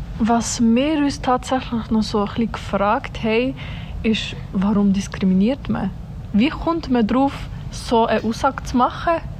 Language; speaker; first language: German; early bilingual, other home language; Swiss German